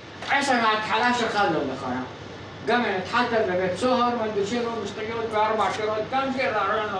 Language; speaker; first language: Hebrew; non-native, fluent; Arabic